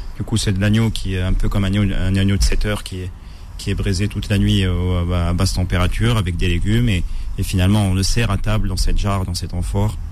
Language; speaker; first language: French; non-native, local second language; Arabic